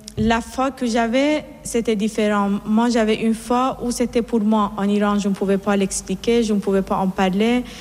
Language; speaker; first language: French; non-native, fluent; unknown